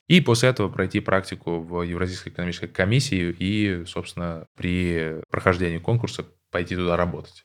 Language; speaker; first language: Russian; native; Russian